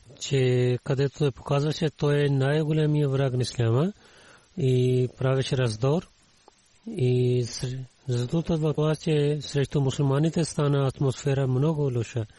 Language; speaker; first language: Bulgarian; non-native, learner; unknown